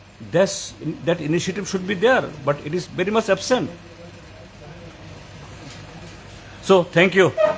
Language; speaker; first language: English; non-native, local second language; Bangla